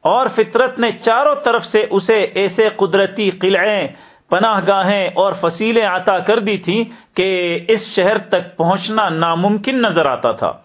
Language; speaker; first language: Urdu; native; Urdu